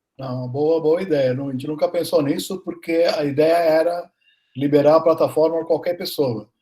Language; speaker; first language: Portuguese; non-native, fluent; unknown